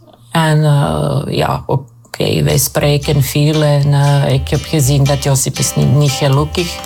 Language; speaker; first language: Dutch; non-native, learner; Croatian